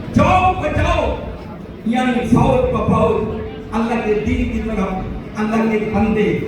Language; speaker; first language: Urdu; non-native, fluent; Bangla